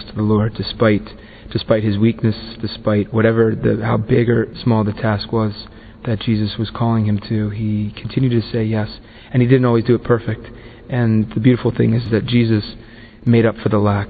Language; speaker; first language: English; native; English